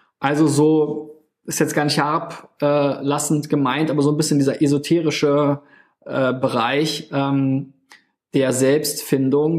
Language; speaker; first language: German; native; German